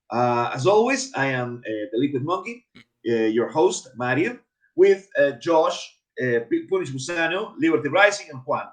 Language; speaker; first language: English; non-native, fluent; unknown